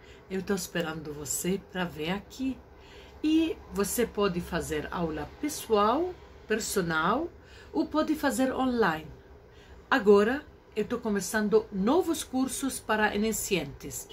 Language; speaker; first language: Portuguese; non-native, learner; Arabic